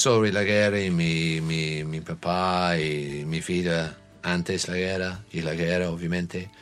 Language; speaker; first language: Spanish; non-native, learner; English